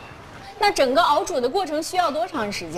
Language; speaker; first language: Chinese; native; Chinese